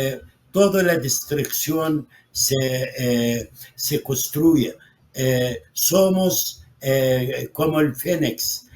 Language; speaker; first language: Spanish; non-native, fluent; Arabic